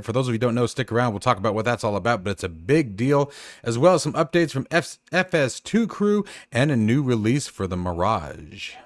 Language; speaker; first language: English; native; English